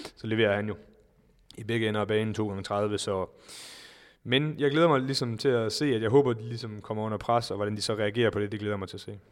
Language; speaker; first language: Danish; native; Danish